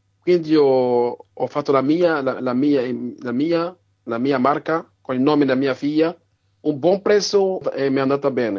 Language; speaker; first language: Italian; non-native, learner; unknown